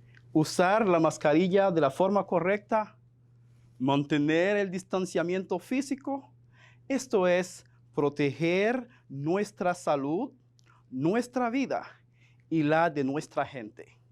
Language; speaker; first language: Spanish; non-native, fluent; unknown